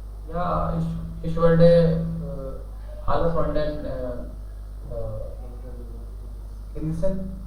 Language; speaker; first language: German; non-native, learner; Hindi